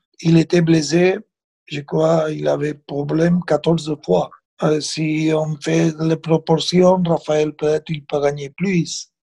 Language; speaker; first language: French; non-native, learner; Spanish